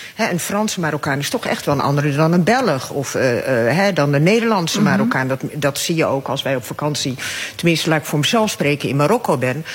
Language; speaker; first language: Dutch; early bilingual, other home language; Arabic